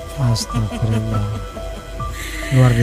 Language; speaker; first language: Indonesian; native; Indonesian